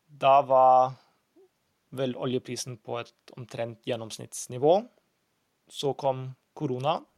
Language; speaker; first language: Norwegian; non-native, fluent; German